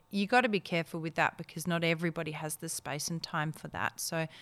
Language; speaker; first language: English; early bilingual, other home language; Dutch